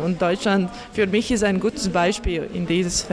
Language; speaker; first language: German; non-native, learner; Latvian